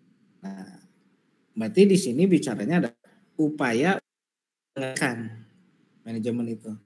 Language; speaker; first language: Indonesian; native; Indonesian